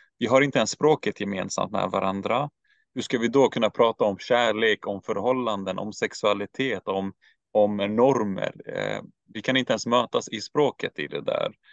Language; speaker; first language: Swedish; early bilingual, other home language; Turkish